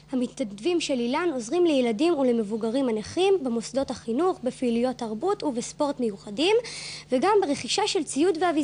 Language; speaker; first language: Hebrew; native; Hebrew